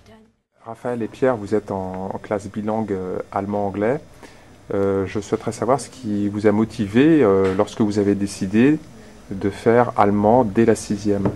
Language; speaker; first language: French; native; French